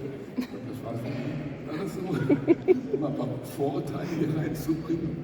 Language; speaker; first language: German; native; German